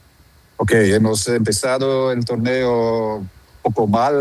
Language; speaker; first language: Spanish; non-native, fluent; Dutch